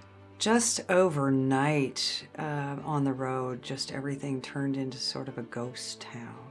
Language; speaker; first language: English; native; English